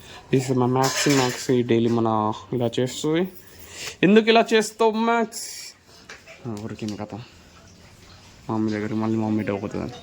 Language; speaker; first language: Telugu; native; Telugu